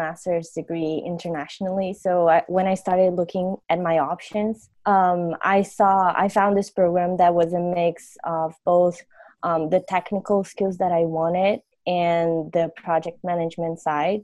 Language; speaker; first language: English; non-native, fluent; Portuguese